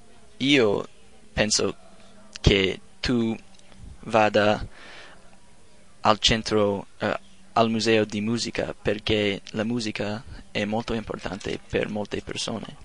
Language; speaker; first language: Italian; non-native, learner; English